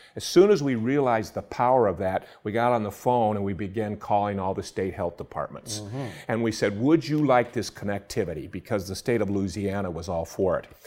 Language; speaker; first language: English; native; English